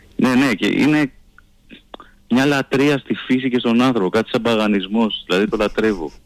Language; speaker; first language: Greek; native; Greek